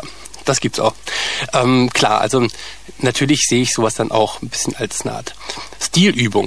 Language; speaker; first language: German; native; German